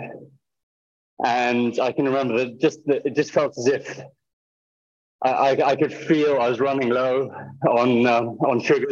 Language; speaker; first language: English; native; English